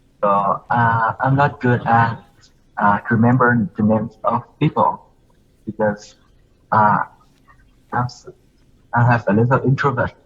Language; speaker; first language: English; non-native, learner; Vietnamese